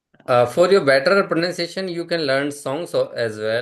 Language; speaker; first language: English; non-native, local second language; Hindi